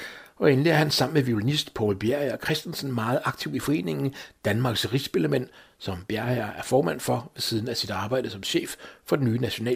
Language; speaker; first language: Danish; native; Danish